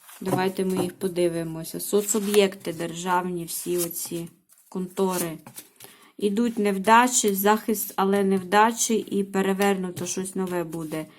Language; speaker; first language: Ukrainian; native; Ukrainian